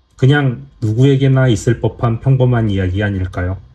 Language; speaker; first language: Korean; native; Korean